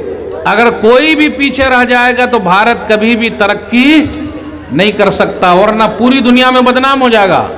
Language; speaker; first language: Hindi; native; Hindi